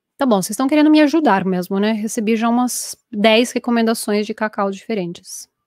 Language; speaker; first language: Portuguese; non-native, fluent; Italian